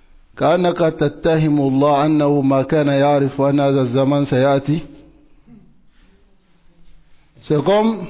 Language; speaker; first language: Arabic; non-native, fluent; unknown